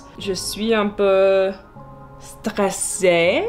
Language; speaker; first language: French; non-native, learner; English